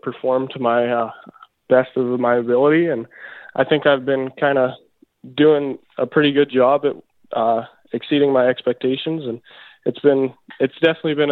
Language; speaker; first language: English; native; English